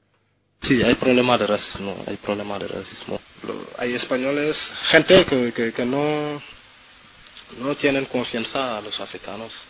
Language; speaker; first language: Spanish; non-native, learner; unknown